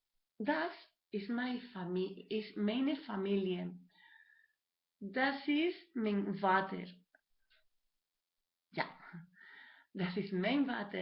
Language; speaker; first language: German; non-native, learner; Spanish